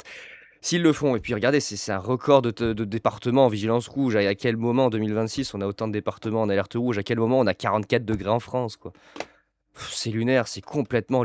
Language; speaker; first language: French; native; French